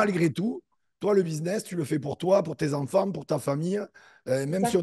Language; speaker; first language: French; native; French